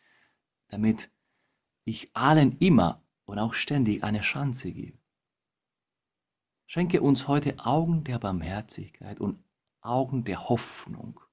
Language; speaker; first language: German; non-native, fluent; Spanish